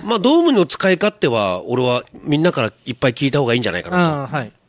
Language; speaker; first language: Japanese; native; Japanese